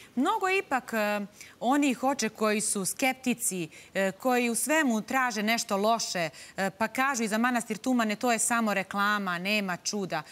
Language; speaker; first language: Serbian; native; Serbian